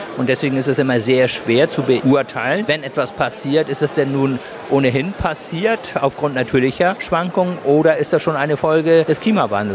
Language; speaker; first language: German; native; German